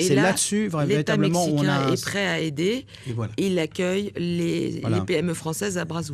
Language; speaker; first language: French; native; French